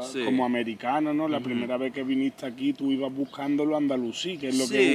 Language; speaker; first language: Spanish; native; Spanish